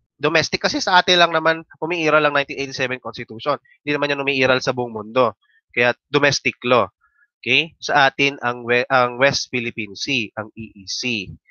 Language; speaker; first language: Filipino; native; Filipino